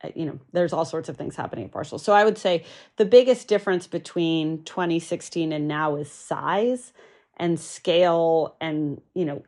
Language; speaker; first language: English; native; English